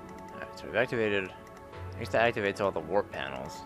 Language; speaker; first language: English; native; English